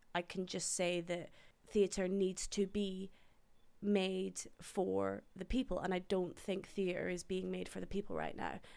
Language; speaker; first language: English; native; English